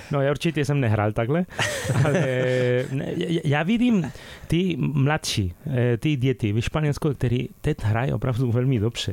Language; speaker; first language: Czech; non-native, fluent; Spanish